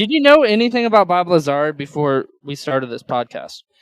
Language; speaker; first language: English; native; English